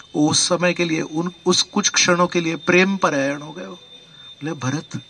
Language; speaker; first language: Hindi; non-native, local second language; Marathi